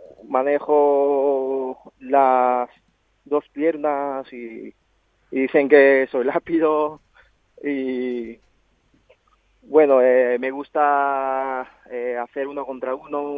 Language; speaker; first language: Spanish; non-native, learner; Japanese